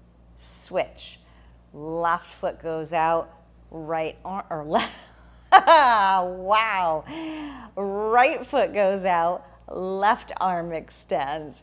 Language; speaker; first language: English; native; English